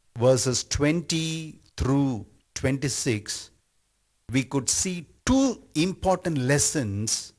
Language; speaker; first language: English; non-native, local second language; Tamil